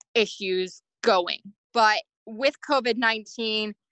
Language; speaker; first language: English; native; English